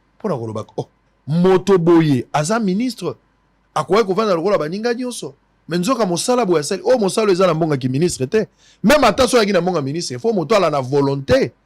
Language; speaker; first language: Lingala; native; Lingala